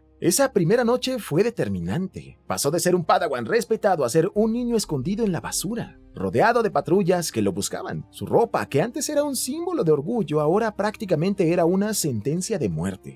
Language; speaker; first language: Spanish; native; Spanish